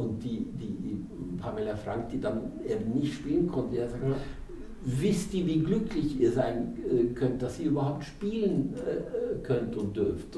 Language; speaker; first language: German; non-native, fluent; Norwegian